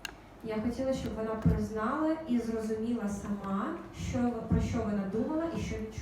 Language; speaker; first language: Ukrainian; native; Ukrainian